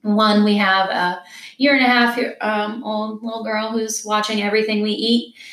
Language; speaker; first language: English; native; English